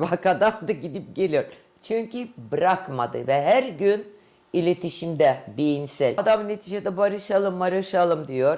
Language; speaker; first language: Turkish; non-native, fluent; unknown